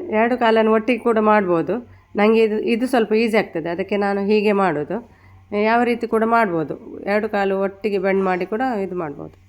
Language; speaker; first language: Kannada; native; Kannada